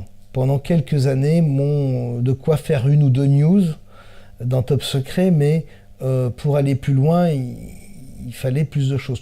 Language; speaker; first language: French; native; French